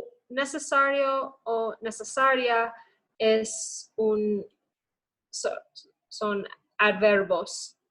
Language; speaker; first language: Spanish; non-native, learner; English